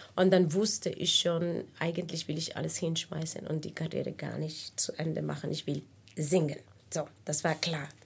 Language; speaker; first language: German; non-native, fluent; Spanish